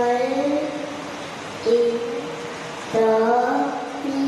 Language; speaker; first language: English; non-native, learner; Vietnamese